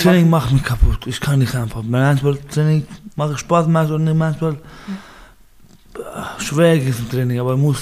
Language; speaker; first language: German; non-native, learner; Baluchi